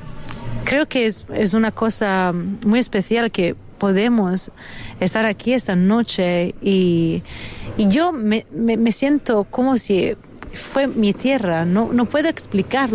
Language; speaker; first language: Spanish; non-native, fluent; Italian